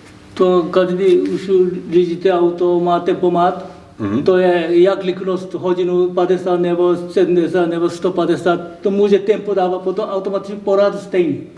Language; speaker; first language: Czech; non-native, learner; Korean